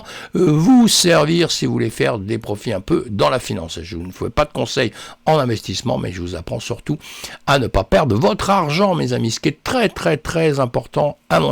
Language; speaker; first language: French; native; French